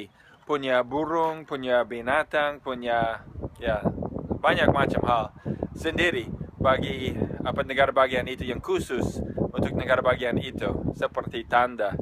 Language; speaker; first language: Indonesian; non-native, fluent; English